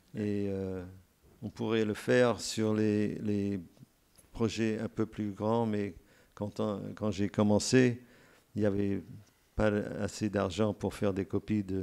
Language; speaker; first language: French; non-native, fluent; English